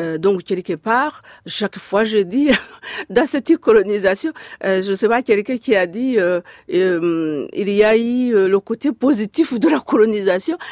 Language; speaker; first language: French; non-native, local second language; Kinyarwanda